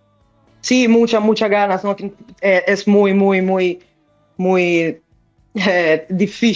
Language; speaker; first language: Spanish; non-native, learner; Italian